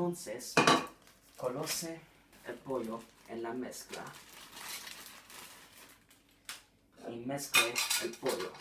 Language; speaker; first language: Spanish; non-native, learner; English